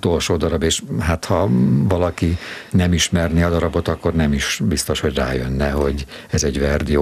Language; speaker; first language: Hungarian; native; Hungarian